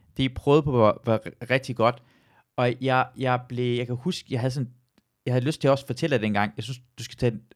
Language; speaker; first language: Danish; early bilingual, other home language; Persian